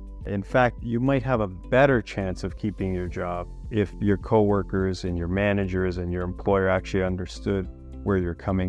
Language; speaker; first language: English; native; English